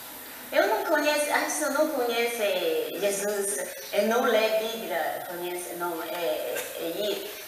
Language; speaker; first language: Portuguese; non-native, learner; Chinese